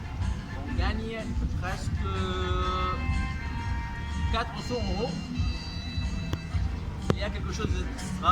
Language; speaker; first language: French; non-native, learner; Arabic